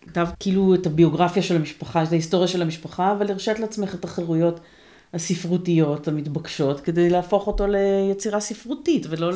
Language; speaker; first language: Hebrew; native; Hebrew